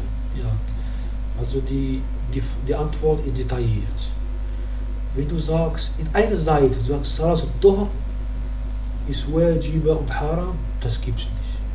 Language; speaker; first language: German; non-native, learner; Arabic